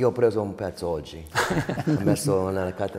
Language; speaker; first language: Italian; early bilingual, heritage; English